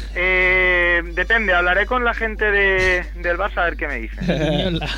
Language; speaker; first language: Spanish; native; Spanish